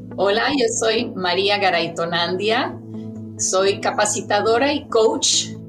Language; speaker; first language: Spanish; early bilingual, heritage; Spanish